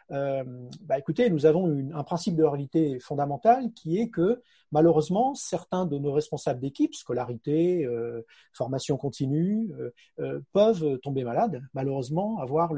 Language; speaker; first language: French; native; French